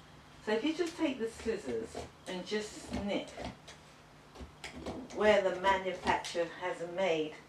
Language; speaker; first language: English; native; English